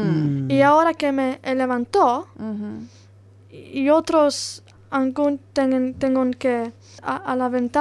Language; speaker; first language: Spanish; non-native, learner; Italian